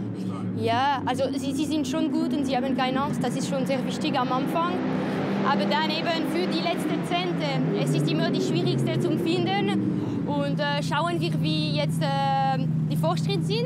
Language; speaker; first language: German; non-native, local second language; French